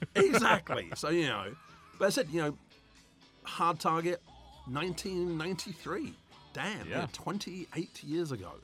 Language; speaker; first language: English; native; English